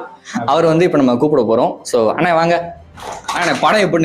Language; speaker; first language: Tamil; native; Tamil